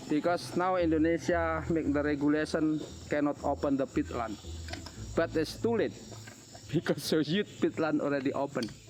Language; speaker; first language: English; non-native, learner; Indonesian